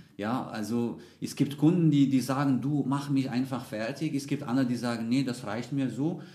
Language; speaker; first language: German; non-native, fluent; Arabic